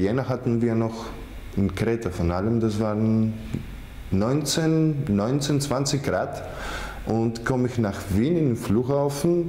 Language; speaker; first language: German; non-native, fluent; Greek